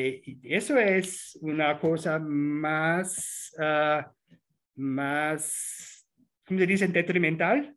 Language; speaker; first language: Spanish; non-native, fluent; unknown